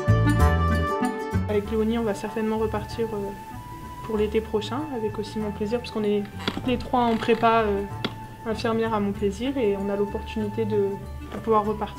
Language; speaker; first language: French; native; French